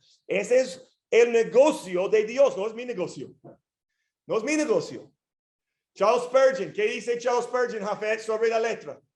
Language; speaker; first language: Spanish; non-native, fluent; English